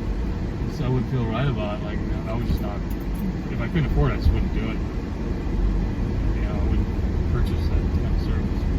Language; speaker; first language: English; native; English